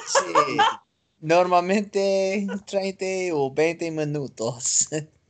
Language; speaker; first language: Spanish; non-native, learner; English